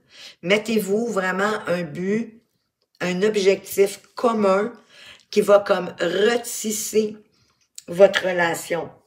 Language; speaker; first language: French; native; French